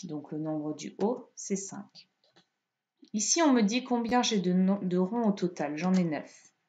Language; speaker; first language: French; native; French